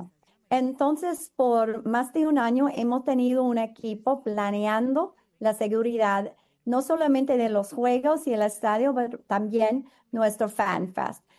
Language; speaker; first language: Spanish; non-native, fluent; English